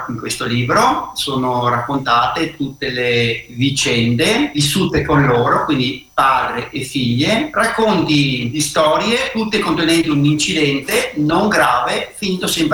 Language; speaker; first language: Italian; native; Italian